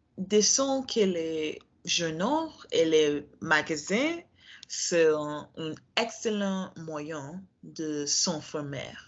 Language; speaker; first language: French; non-native, learner; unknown